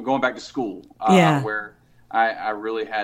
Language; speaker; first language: English; native; English